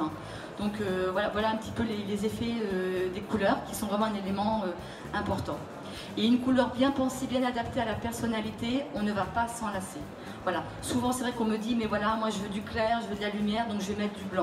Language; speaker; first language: French; native; French